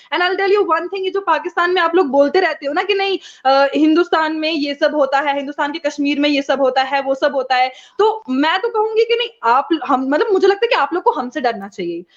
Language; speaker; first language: Hindi; non-native, local second language; Kashmiri